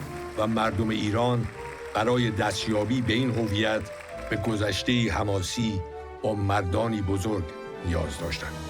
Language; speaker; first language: Persian; native; Persian